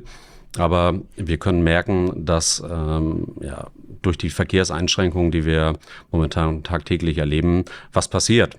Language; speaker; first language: German; native; German